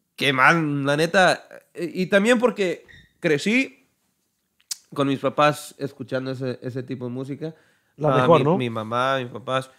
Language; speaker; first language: Spanish; early bilingual, heritage; Spanish